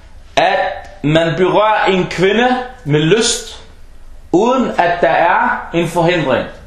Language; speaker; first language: Danish; non-native, fluent; Arabic